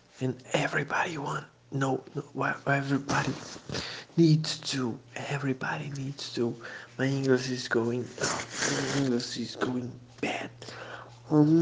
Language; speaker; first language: English; non-native, fluent; Portuguese